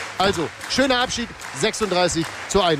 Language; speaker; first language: German; native; German